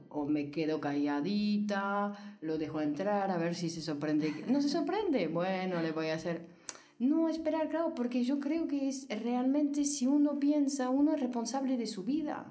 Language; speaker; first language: Spanish; non-native, fluent; French